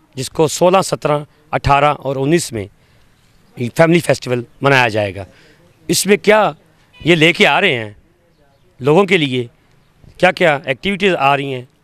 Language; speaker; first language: Urdu; non-native, local second language; Punjabi